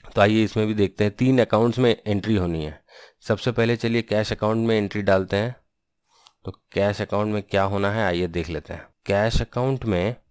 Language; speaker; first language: Hindi; non-native, local second language; Bangla